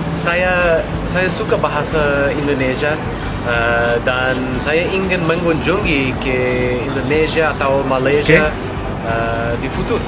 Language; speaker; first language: Indonesian; non-native, learner; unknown